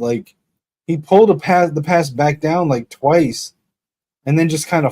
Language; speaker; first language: English; native; English